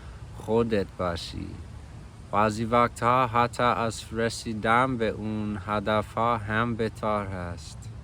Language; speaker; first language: Persian; non-native, fluent; English